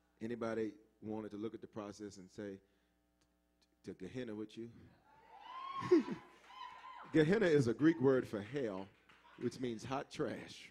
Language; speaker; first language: English; native; English